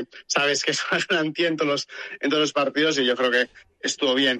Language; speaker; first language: Spanish; native; Spanish